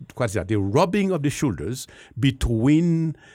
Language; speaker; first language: English; non-native, fluent; Haitian Creole